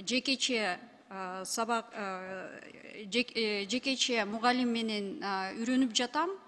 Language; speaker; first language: Kyrgyz; non-native, local second language; Russian